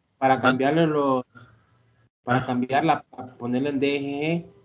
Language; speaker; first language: Spanish; native; Spanish